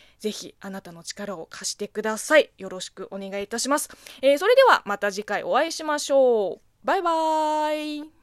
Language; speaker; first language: Japanese; non-native, fluent; Chinese